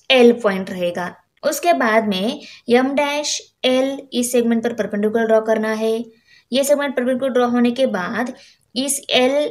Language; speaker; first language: Hindi; non-native, local second language; Marathi